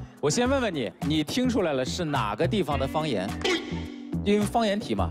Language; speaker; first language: Chinese; native; Chinese